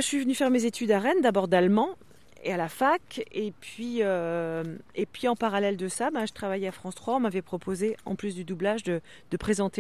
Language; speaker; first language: French; non-native, local second language; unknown